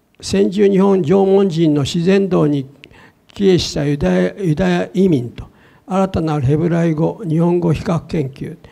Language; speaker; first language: Japanese; native; Japanese